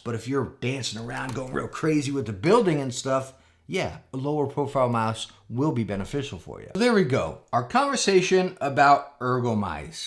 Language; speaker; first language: English; native; English